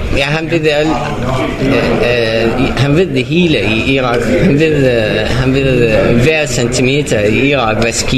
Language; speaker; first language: Danish; non-native, learner; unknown